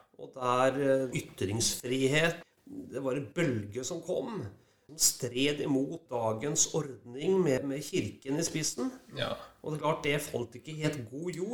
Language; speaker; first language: Norwegian; native; Norwegian